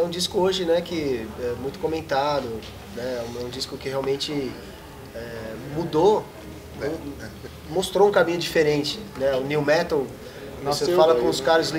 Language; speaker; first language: Portuguese; native; Portuguese